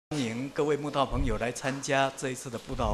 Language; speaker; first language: Chinese; native; Chinese